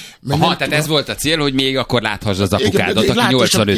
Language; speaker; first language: Hungarian; native; Hungarian